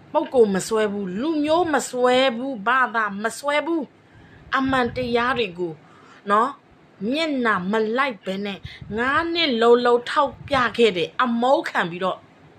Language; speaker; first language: Burmese; non-native, local second language; S'gaw Karen